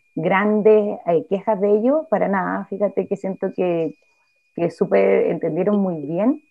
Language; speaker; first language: Spanish; native; Spanish